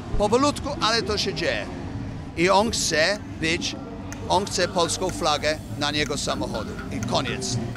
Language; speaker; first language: Polish; early bilingual, heritage; Polish